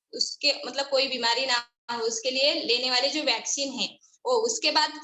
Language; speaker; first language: Hindi; non-native, local second language; Marathi